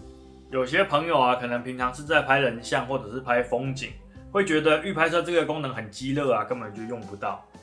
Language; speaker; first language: Chinese; native; Chinese